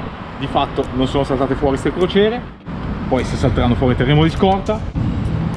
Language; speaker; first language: Italian; native; Italian